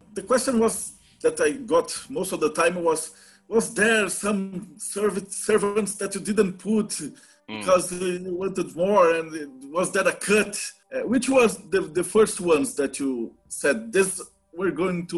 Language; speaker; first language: English; non-native, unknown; Portuguese